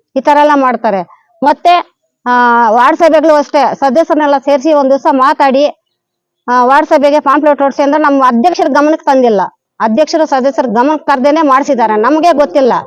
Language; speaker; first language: Kannada; native; Kannada